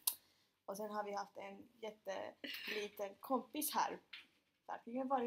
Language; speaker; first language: Swedish; non-native, fluent; Finnish